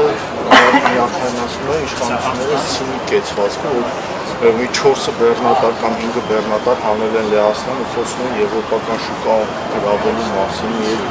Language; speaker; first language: Armenian; native; Armenian